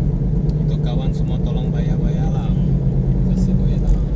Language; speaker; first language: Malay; non-native, local second language; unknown